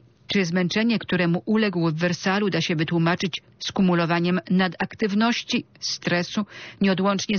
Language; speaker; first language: Polish; native; Polish